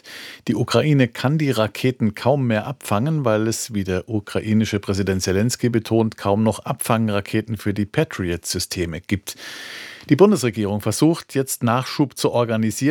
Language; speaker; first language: German; native; German